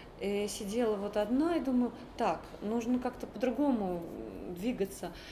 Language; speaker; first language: Russian; native; Russian